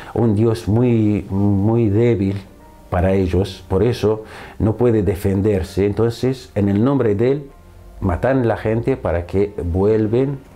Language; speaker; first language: Spanish; non-native, fluent; Arabic